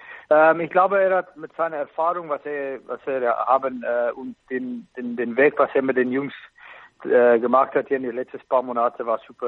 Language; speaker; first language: German; non-native, fluent; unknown